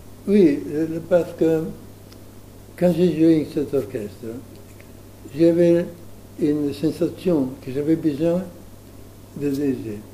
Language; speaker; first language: French; non-native, learner; Italian